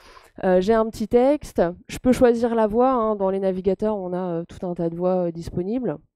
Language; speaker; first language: French; native; French